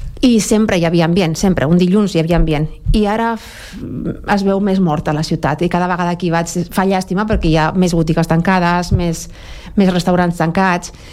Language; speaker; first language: Catalan; non-native, local second language; Spanish